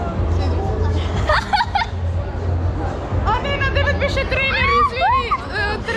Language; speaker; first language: Macedonian; native; Macedonian